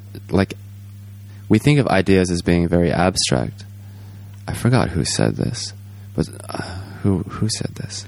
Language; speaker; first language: English; native; English